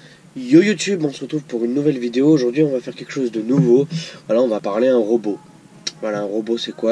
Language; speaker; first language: French; native; French